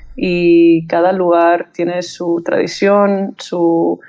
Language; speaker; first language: Spanish; early bilingual, heritage; English